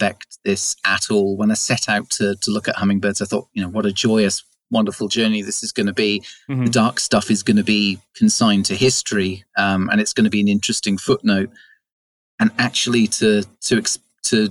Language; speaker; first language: English; native; English